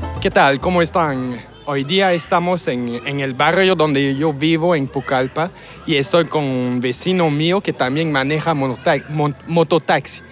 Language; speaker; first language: Spanish; non-native, fluent; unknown